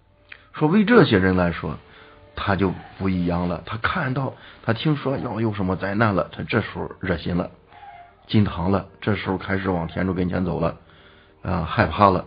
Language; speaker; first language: Chinese; native; Chinese